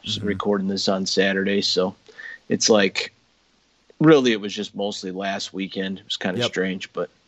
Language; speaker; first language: English; native; English